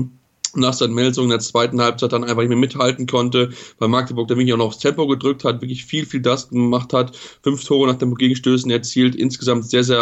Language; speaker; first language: German; native; German